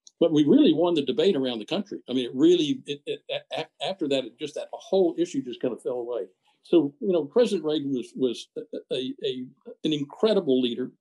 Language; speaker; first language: English; native; English